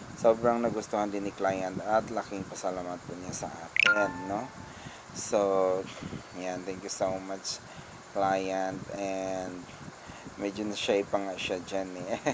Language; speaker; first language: Filipino; non-native, local second language; Cebuano